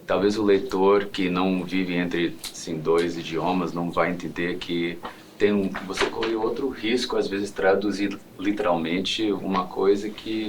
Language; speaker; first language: Portuguese; non-native, fluent; English